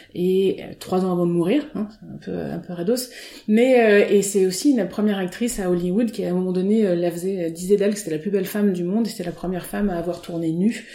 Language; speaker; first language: French; native; French